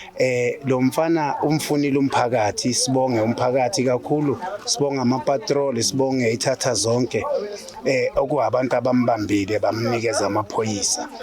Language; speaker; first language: Zulu; native; Zulu